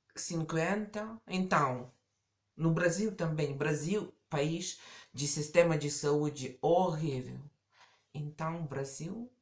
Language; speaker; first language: Portuguese; native; Portuguese